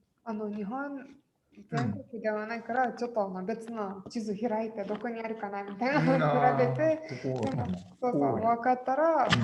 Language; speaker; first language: Japanese; non-native, fluent; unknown